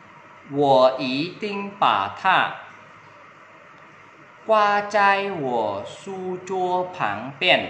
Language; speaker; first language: Chinese; non-native, fluent; Vietnamese